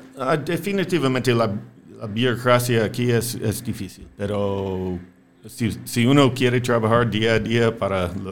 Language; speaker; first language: Spanish; non-native, fluent; English